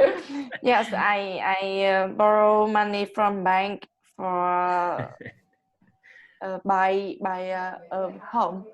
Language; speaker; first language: English; non-native, learner; Vietnamese